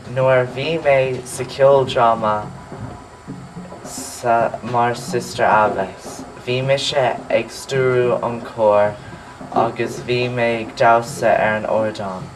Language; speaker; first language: Irish; non-native, local second language; English